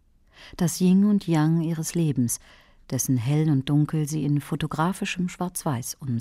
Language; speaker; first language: German; native; German